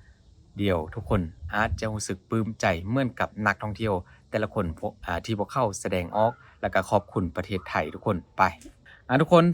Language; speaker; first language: Thai; non-native, local second language; Northeastern Thai